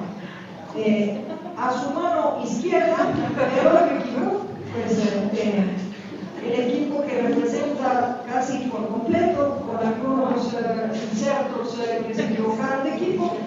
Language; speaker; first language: Spanish; native; Spanish